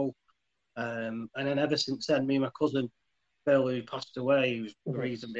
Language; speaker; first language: English; native; English